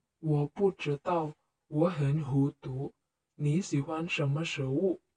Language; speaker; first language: Chinese; non-native, learner; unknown